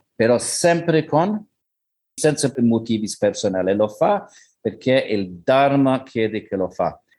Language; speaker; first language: Italian; non-native, learner; English